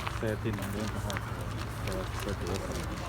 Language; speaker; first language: Swedish; non-native, learner; Thai